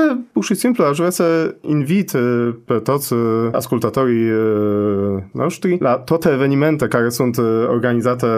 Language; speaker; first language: Romanian; non-native, fluent; Polish